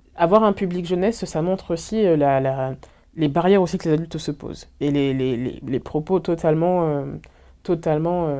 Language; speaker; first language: French; native; French